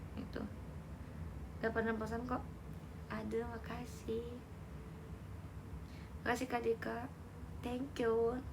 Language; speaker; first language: Indonesian; non-native, learner; Japanese